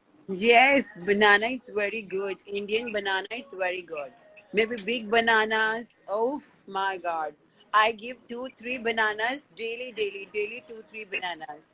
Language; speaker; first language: English; non-native, learner; Hindi